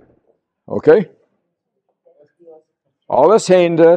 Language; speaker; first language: German; non-native, learner; English